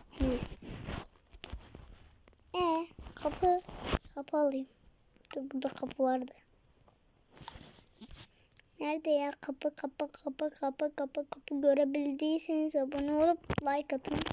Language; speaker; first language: Turkish; native; Turkish